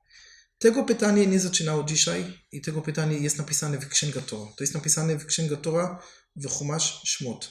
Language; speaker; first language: Polish; non-native, learner; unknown